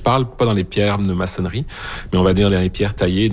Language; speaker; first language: French; native; French